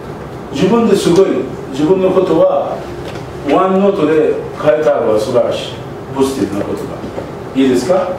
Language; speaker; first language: Japanese; non-native, learner; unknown